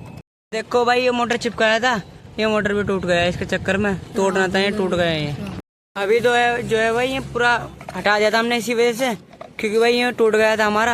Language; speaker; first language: Hindi; native; Hindi